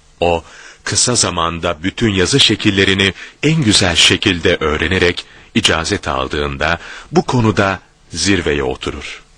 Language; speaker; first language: Turkish; native; Turkish